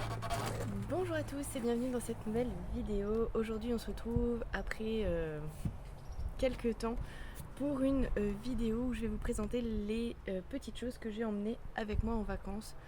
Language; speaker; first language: French; native; French